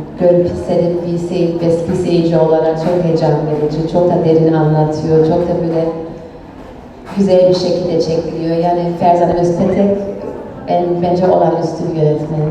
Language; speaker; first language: Turkish; early bilingual, heritage; Turkish